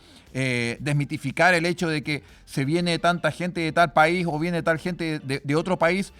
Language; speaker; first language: Spanish; native; Spanish